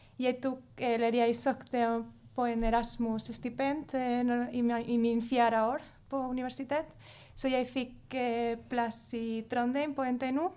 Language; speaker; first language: Norwegian; non-native, fluent; Spanish